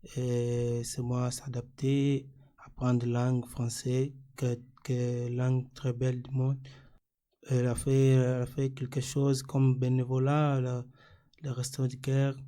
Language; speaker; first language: French; non-native, learner; Portuguese